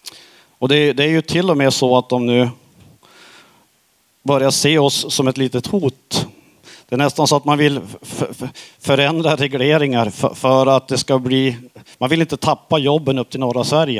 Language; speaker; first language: Swedish; native; Swedish